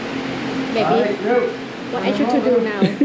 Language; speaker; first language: English; non-native, learner; Thai